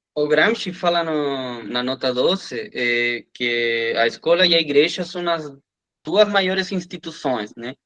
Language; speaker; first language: Portuguese; non-native, fluent; Spanish